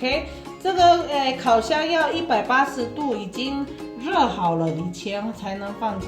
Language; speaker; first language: Chinese; early bilingual, heritage; Chinese